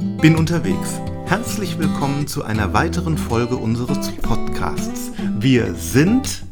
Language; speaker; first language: German; native; German